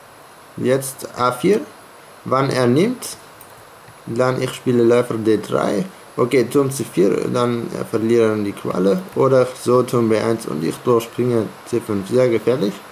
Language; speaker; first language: German; non-native, fluent; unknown